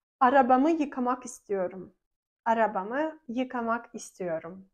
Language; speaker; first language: Turkish; non-native, fluent; Russian